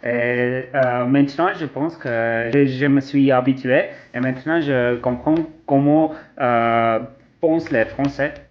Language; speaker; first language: French; non-native, fluent; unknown